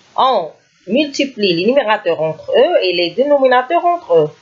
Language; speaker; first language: French; non-native, local second language; Arabic